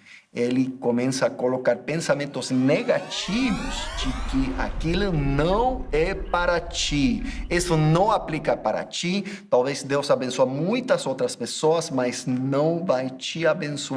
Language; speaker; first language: Portuguese; non-native, fluent; English